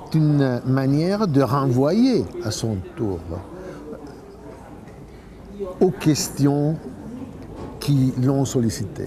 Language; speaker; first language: French; non-native, fluent; Italian